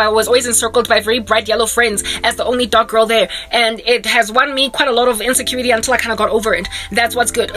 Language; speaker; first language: English; non-native, local second language; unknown